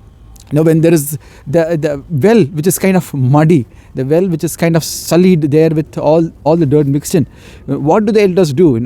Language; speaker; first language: English; non-native, local second language; Tamil